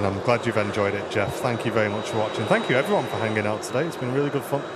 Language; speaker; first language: English; native; English